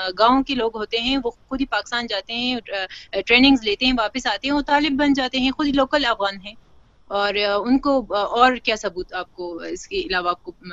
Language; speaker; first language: Urdu; non-native, fluent; Pashto